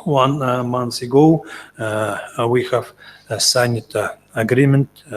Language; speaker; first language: English; non-native, learner; Kazakh